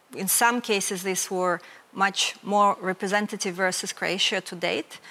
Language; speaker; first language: English; non-native, fluent; Ukrainian